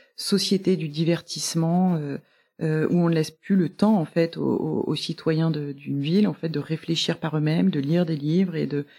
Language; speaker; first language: French; native; French